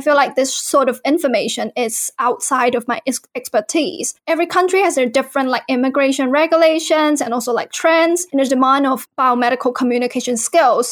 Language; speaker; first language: English; non-native, local second language; Cantonese